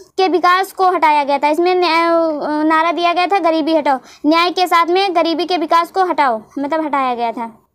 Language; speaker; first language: Hindi; native; Hindi